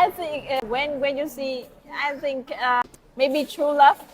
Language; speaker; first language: English; non-native, learner; Vietnamese